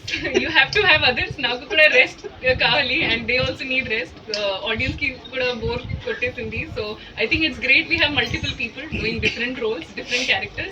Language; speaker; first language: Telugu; non-native, learner; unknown